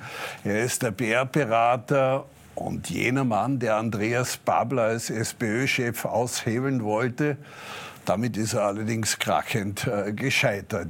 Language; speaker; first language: German; native; German